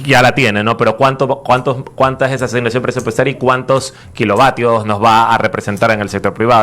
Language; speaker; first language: Spanish; native; Spanish